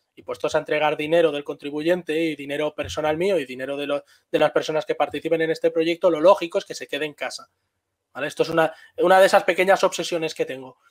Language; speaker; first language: Spanish; native; Spanish